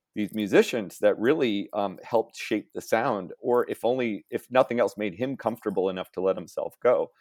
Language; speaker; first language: English; native; English